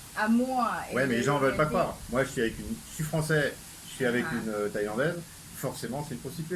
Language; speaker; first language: French; native; French